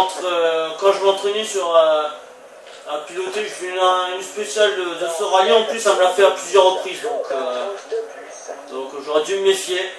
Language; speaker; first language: French; native; French